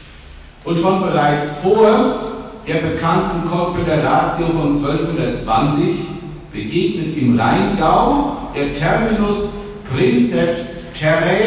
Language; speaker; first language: German; native; German